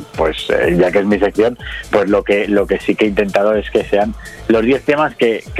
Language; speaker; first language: Spanish; native; Spanish